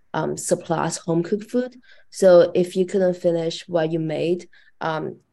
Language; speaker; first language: English; non-native, fluent; Chinese